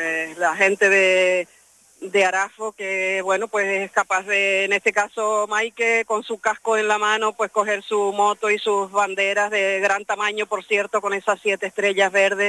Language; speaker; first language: Spanish; native; Spanish